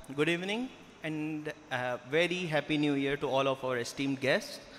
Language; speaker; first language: English; non-native, local second language; Urdu